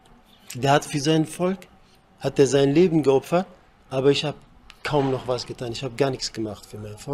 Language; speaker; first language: German; early bilingual, heritage; Kurdish